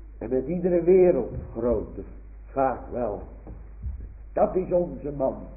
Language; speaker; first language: Dutch; native; Dutch